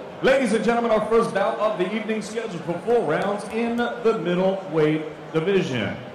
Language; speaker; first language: English; early bilingual, other home language; Spanish